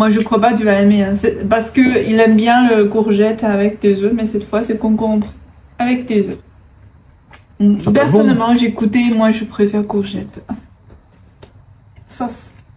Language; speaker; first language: French; non-native, fluent; Chinese